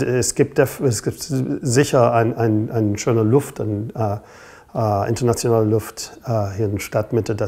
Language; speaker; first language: German; non-native, fluent; English